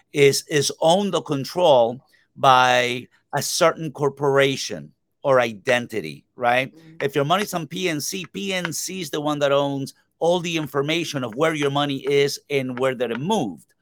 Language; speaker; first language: English; non-native, fluent; Spanish